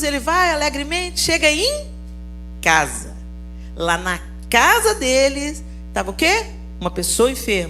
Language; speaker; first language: Portuguese; native; Portuguese